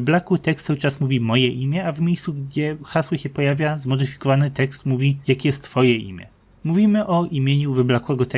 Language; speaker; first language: Polish; native; Polish